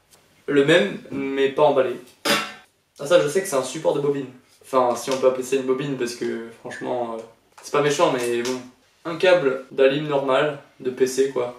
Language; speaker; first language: French; native; French